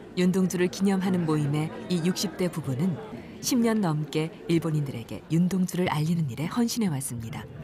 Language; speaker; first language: Korean; native; Korean